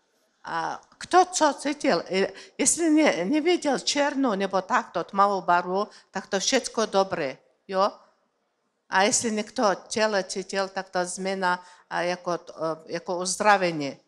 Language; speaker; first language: Czech; non-native, learner; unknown